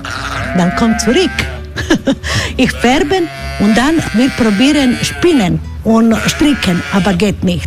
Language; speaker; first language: German; non-native, learner; Croatian